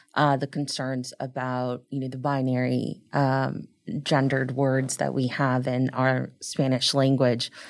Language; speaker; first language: English; early bilingual, other home language; Spanish